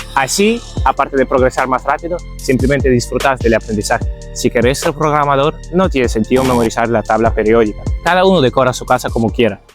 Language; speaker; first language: Spanish; non-native, fluent; Ukrainian